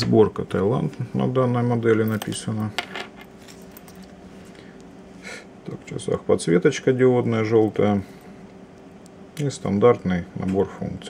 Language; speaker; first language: Russian; native; Russian